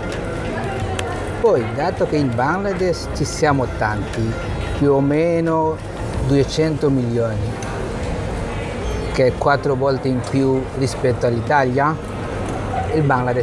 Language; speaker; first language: Italian; non-native, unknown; Bangla